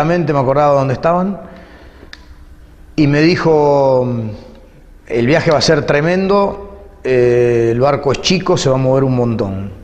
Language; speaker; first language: Spanish; native; Spanish